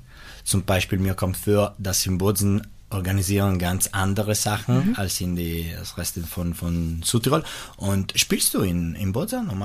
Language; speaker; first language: German; non-native, local second language; Italian